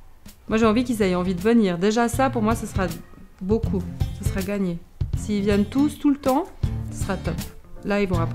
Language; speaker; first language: French; native; French